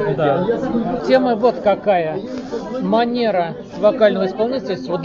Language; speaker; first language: Russian; native; Russian